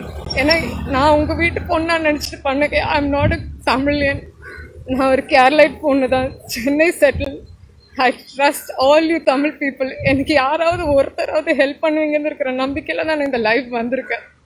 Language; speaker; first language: Tamil; non-native, local second language; Malayalam